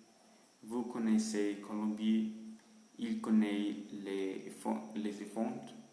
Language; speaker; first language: French; non-native, learner; Spanish